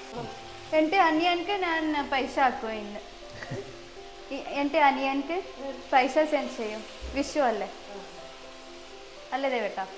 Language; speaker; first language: Malayalam; early bilingual, heritage; Malayalam